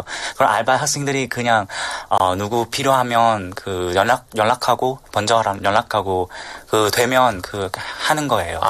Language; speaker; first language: Korean; non-native, learner; Vietnamese